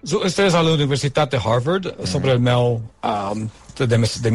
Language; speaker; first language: Catalan; non-native, learner; English